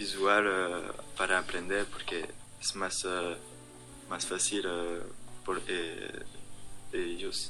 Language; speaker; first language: Spanish; non-native, learner; French